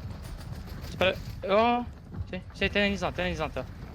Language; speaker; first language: Bulgarian; native; Bulgarian